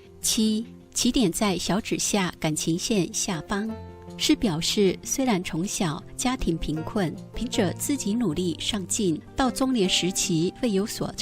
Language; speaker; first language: Chinese; native; Chinese